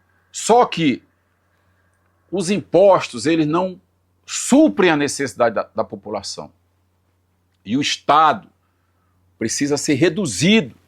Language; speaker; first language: Portuguese; native; Portuguese